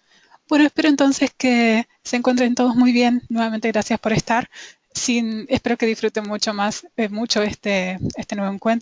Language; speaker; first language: Spanish; native; Spanish